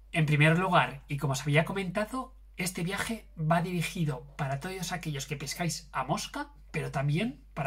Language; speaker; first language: Spanish; native; Spanish